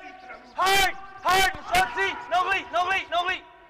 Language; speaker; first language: German; native; German